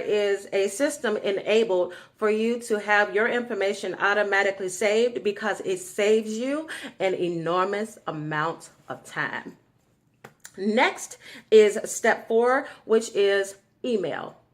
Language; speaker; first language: English; native; English